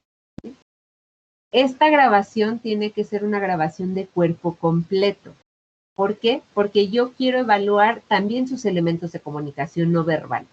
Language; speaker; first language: Spanish; native; Spanish